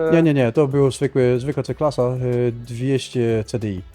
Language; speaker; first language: Polish; non-native, fluent; Danish